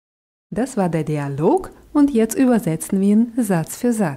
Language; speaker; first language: German; non-native, fluent; Russian